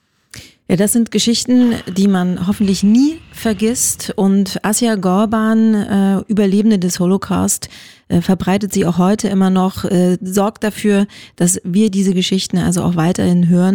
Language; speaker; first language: German; native; German